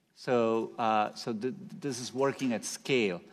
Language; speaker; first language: English; non-native, local second language; Tamil